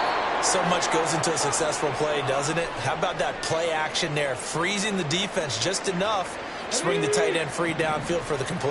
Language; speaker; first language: English; native; English